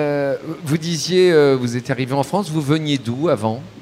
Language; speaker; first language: French; native; French